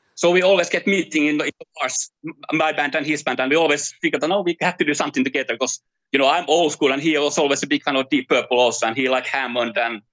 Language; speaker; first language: English; non-native, fluent; Finnish